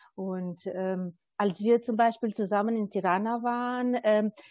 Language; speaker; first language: German; non-native, fluent; Albanian